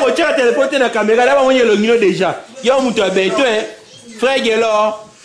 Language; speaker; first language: French; non-native, local second language; Lingala